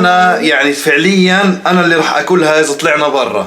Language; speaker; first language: Arabic; native; Arabic